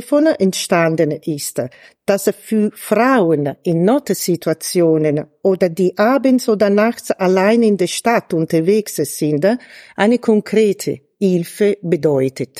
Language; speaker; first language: German; non-native, fluent; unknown